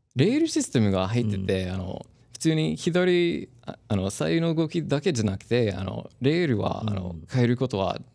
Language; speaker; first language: Japanese; non-native, fluent; English